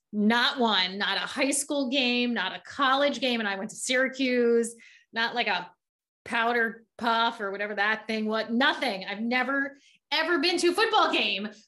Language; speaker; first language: English; native; English